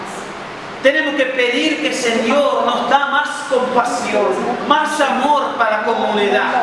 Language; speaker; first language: Spanish; non-native, fluent; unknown